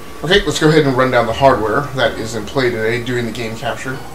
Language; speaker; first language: English; native; English